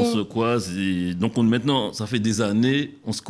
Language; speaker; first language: French; native; French